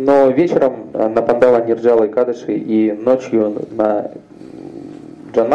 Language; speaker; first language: Russian; native; Russian